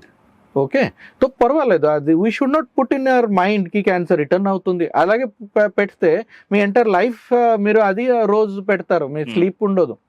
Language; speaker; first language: Telugu; non-native, learner; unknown